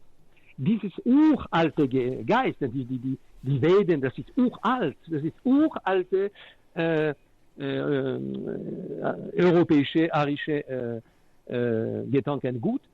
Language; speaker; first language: German; non-native, fluent; French